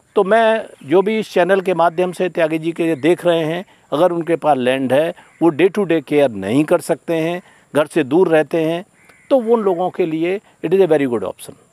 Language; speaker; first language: Hindi; native; Hindi